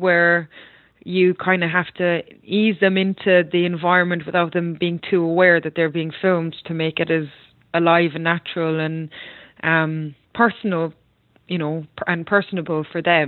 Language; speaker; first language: English; native; English